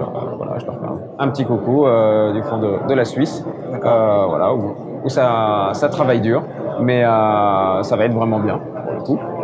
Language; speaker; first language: French; native; French